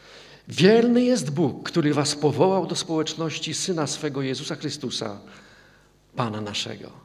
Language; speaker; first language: Polish; native; Polish